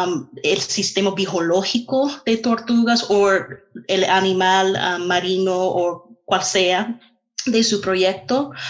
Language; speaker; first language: Spanish; non-native, fluent; English